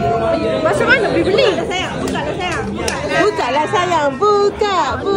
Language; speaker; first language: Malay; native; Malay